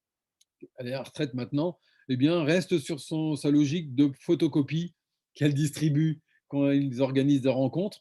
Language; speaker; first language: French; native; French